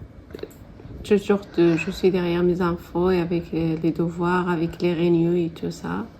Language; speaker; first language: French; non-native, learner; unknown